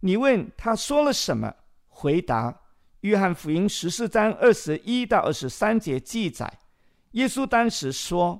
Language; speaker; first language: Chinese; native; Chinese